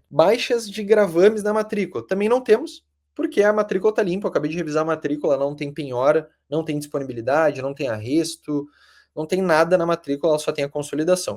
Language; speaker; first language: Portuguese; native; Portuguese